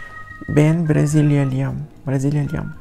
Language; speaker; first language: Turkish; non-native, learner; Portuguese